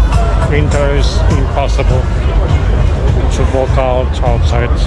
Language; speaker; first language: English; non-native, learner; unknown